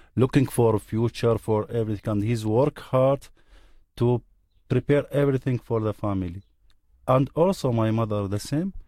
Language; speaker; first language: English; non-native, learner; Arabic